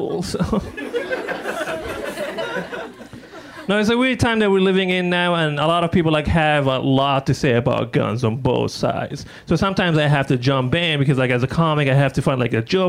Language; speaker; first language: English; non-native, fluent; Arabic